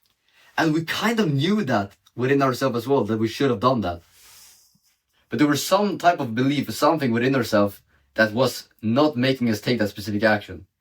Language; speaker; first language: English; non-native, fluent; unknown